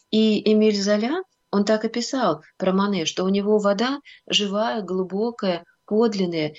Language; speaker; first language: Russian; native; Russian